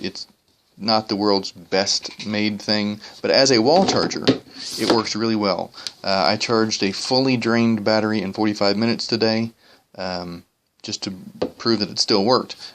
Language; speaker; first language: English; native; English